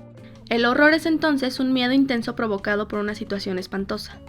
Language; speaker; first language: Spanish; native; Spanish